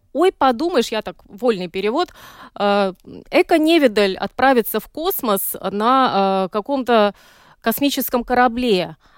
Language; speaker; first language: Russian; native; Russian